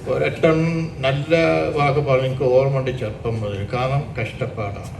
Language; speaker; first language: Malayalam; early bilingual, heritage; Malayalam